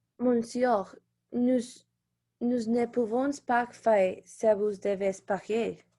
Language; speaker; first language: French; non-native, learner; Spanish